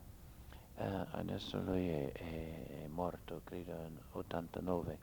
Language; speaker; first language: Italian; non-native, fluent; English